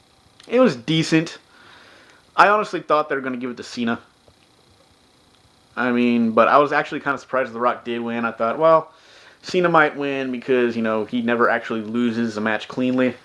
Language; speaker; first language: English; native; English